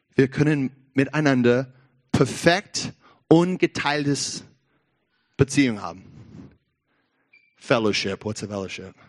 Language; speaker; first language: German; non-native, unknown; English